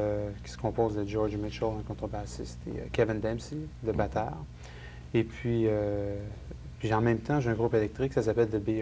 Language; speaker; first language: French; native; French